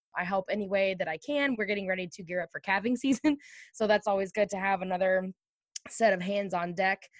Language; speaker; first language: English; native; English